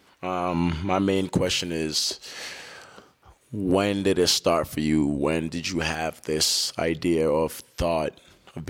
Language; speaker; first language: English; early bilingual, other home language; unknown